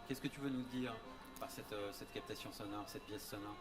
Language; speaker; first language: French; native; French